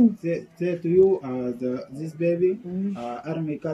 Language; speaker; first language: English; non-native, learner; Arabic